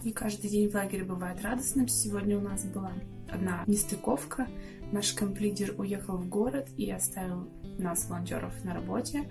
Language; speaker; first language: Russian; native; Russian